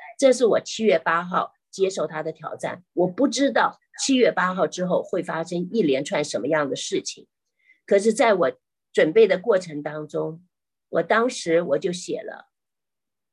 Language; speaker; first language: Chinese; native; Chinese